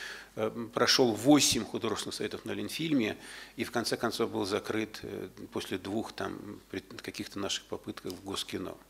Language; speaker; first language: Russian; native; Russian